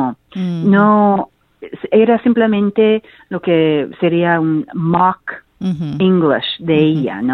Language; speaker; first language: Spanish; non-native, fluent; English